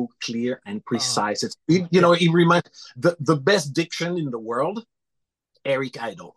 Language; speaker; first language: English; non-native, fluent; French